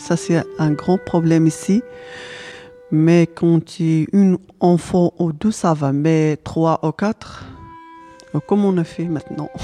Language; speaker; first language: French; non-native, learner; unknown